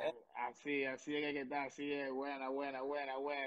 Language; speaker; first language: Spanish; native; Spanish